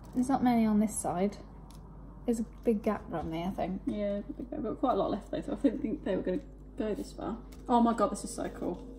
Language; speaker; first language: English; native; English